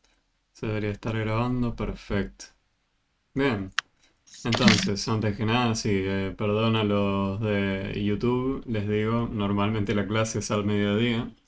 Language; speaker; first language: Spanish; native; Spanish